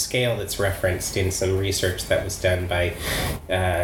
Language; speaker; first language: English; native; English